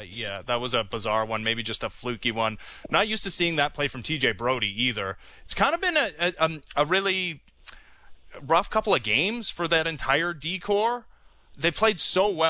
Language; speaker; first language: English; native; English